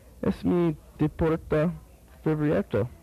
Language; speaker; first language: Spanish; non-native, learner; English